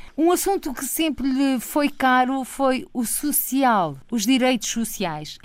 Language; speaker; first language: Portuguese; native; Portuguese